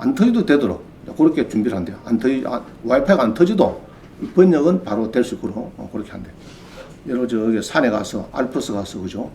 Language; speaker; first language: Korean; native; Korean